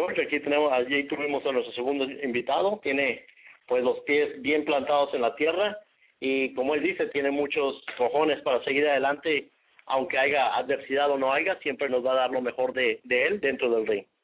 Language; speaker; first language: Spanish; native; Spanish